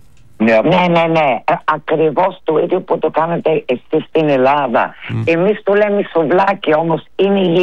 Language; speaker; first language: Greek; early bilingual, heritage; Greek